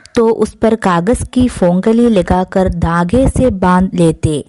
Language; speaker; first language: Hindi; non-native, local second language; Malayalam